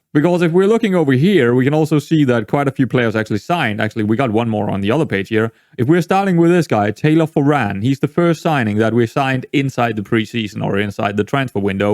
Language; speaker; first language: English; non-native, fluent; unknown